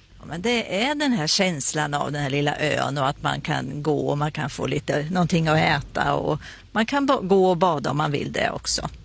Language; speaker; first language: Swedish; native; Swedish